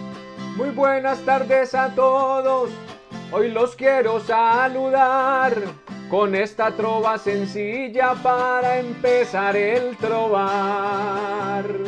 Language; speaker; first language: Spanish; native; Spanish